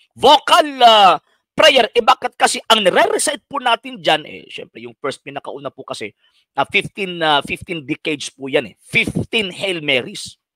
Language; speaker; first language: Filipino; non-native, local second language; Cebuano